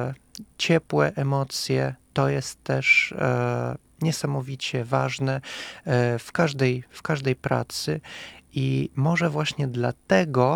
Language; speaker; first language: Polish; non-native, fluent; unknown